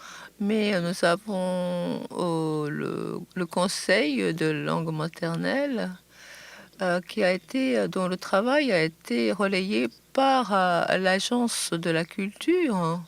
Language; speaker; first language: French; non-native, fluent; Japanese